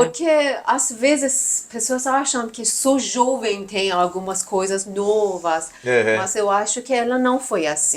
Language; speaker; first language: Portuguese; non-native, learner; Persian